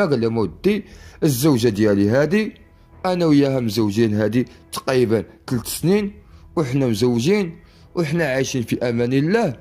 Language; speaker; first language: Arabic; native; Arabic